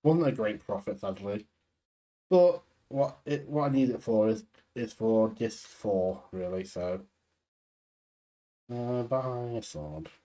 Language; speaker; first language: English; native; English